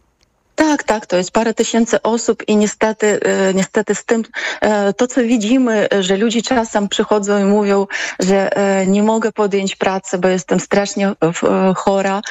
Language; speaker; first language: Polish; non-native, fluent; Ukrainian